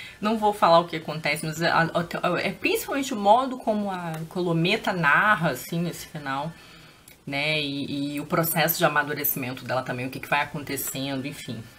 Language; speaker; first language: Portuguese; native; Portuguese